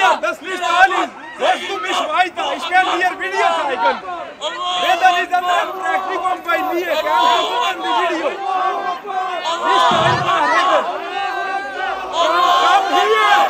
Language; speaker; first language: German; non-native, learner; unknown